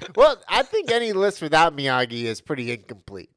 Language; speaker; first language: English; native; English